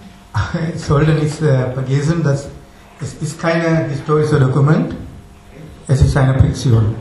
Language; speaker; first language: German; non-native, learner; Tamil